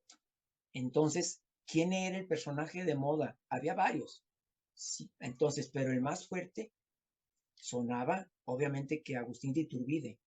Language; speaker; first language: Spanish; native; Spanish